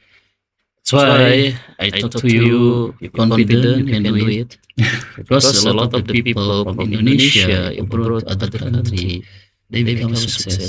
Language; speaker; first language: English; non-native, learner; Indonesian